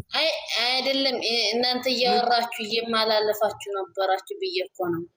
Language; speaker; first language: Amharic; non-native, local second language; Tigrinya